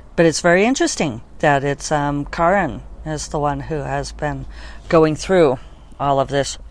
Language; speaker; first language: English; native; English